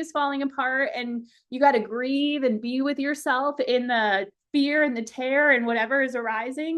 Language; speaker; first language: English; native; English